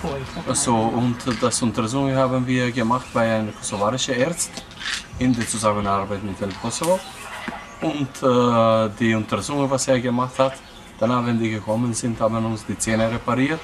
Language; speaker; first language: German; non-native, fluent; Albanian